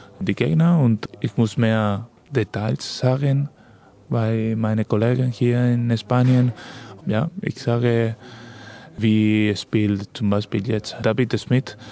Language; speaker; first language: German; non-native, learner; Spanish